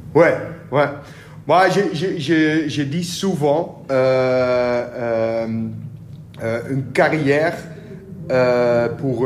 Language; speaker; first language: French; non-native, learner; Dutch